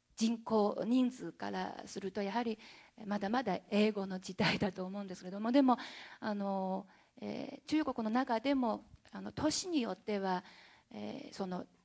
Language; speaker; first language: Japanese; non-native, fluent; Chinese